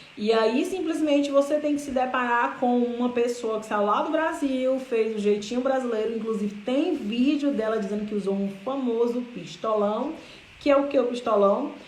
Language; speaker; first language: Portuguese; native; Portuguese